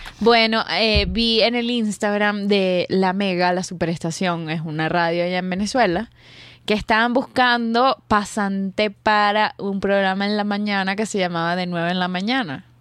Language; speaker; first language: Spanish; native; Spanish